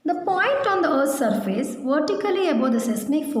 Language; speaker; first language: English; non-native, local second language; Kannada